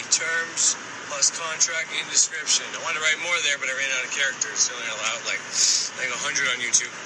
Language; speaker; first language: English; native; English